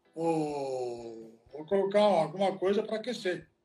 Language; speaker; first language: Portuguese; non-native, fluent; Italian